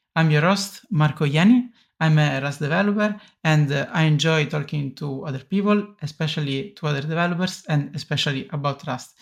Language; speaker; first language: English; non-native, fluent; Italian